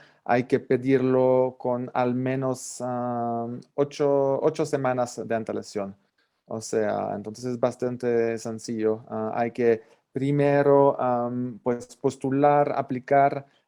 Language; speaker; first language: Spanish; non-native, fluent; French